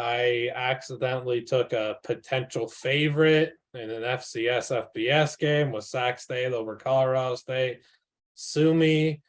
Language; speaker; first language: English; native; English